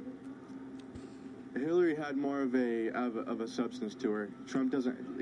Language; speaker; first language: English; native; English